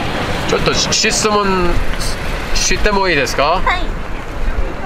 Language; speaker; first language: Japanese; non-native, learner; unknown